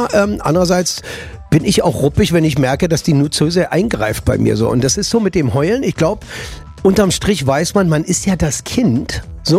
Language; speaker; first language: German; native; German